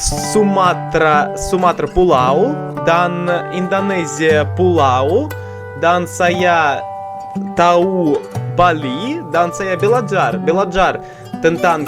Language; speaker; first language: Indonesian; non-native, learner; English